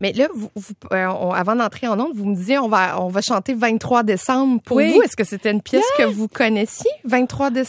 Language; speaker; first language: French; native; French